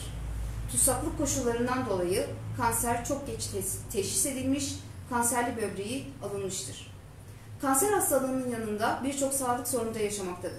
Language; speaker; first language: Turkish; native; Turkish